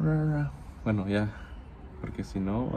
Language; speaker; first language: Spanish; native; Spanish